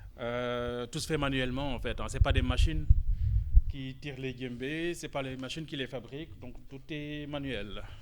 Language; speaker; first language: French; non-native, local second language; Wolof